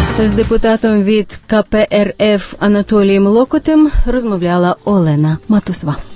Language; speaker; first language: Ukrainian; native; Ukrainian